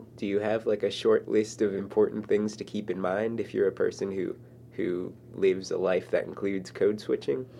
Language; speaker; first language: English; native; English